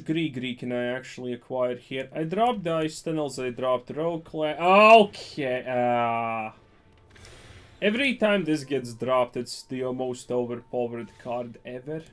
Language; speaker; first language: English; non-native, fluent; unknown